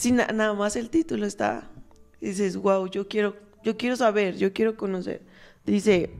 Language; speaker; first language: Spanish; native; Spanish